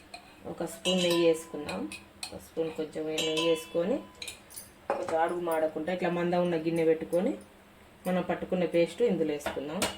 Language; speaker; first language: Telugu; native; Telugu